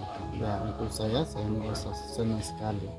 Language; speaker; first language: Indonesian; non-native, fluent; Burmese